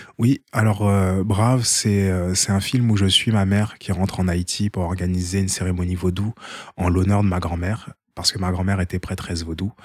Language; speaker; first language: French; early bilingual, other home language; Haitian Creole